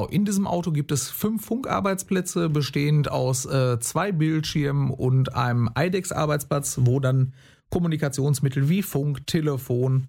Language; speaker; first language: German; native; German